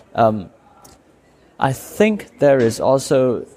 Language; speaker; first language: English; non-native, local second language; Cantonese